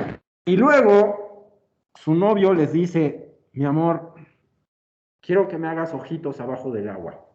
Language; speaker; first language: Spanish; native; Spanish